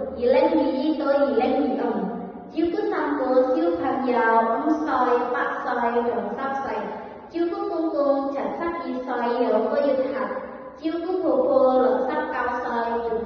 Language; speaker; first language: Cantonese; non-native, learner; Indonesian